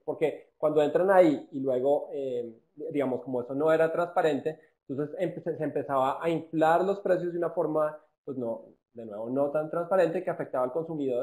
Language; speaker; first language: Spanish; native; Spanish